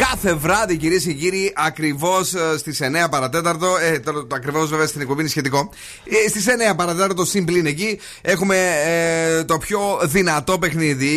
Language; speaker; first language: Greek; native; Greek